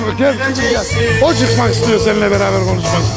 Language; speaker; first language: Turkish; native; Turkish